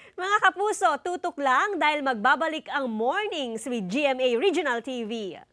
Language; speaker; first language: Filipino; native; Filipino